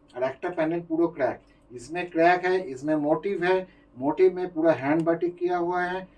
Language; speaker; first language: Hindi; non-native, local second language; Bangla